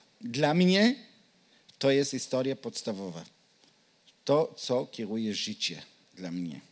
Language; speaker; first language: Polish; non-native, learner; Hebrew